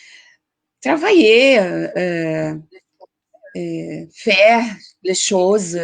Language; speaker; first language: French; non-native, learner; Portuguese